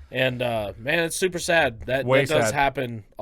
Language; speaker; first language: English; native; English